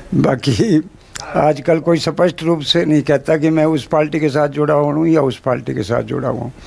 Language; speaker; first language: Hindi; native; Hindi